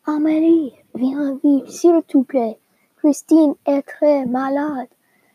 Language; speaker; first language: French; non-native, learner; English